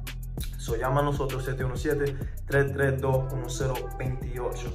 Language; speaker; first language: Spanish; early bilingual, heritage; English